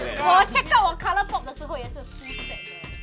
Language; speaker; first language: Chinese; non-native, local second language; English